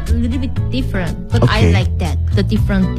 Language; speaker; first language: English; non-native, learner; Korean